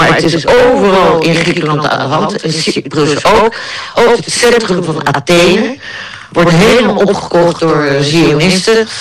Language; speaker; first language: Dutch; native; Dutch